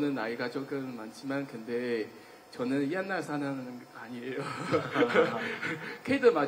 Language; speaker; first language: Korean; non-native, learner; Chinese